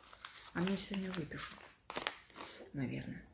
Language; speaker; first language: Russian; native; Russian